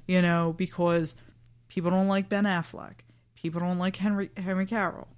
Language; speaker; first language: English; native; English